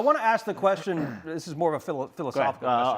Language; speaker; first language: English; native; English